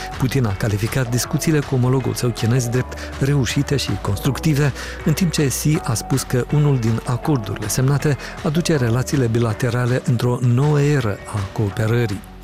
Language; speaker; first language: Romanian; native; Romanian